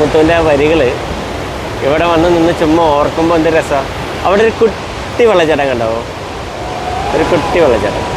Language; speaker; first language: Malayalam; native; Malayalam